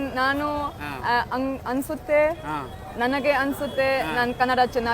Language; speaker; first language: Kannada; non-native, learner; German